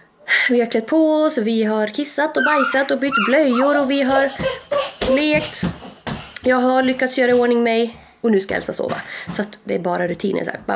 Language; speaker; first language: Swedish; native; Swedish